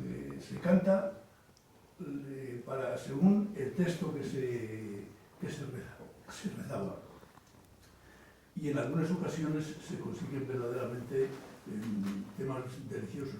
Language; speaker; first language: Spanish; native; Spanish